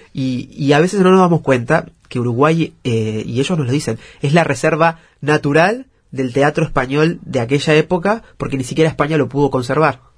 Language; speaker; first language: Spanish; early bilingual, other home language; Portuguese